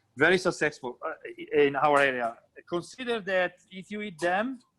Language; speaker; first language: English; non-native, fluent; Italian